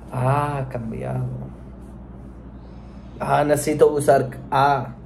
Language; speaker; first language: Spanish; non-native, learner; English